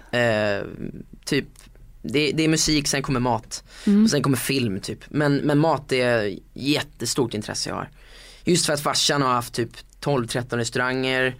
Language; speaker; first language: Swedish; native; Swedish